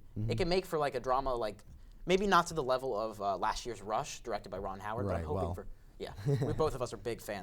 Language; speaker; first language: English; native; English